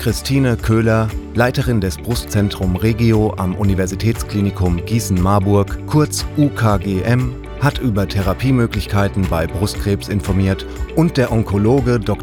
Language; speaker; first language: German; native; German